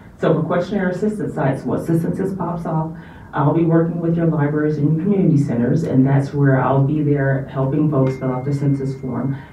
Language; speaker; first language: English; native; English